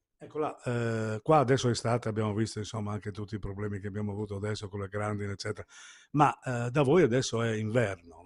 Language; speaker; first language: Italian; native; Italian